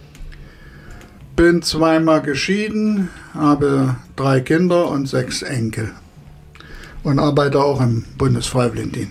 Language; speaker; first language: German; native; German